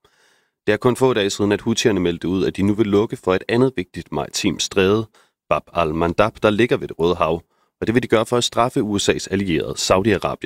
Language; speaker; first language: Danish; native; Danish